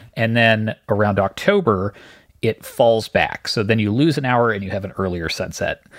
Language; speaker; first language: English; native; English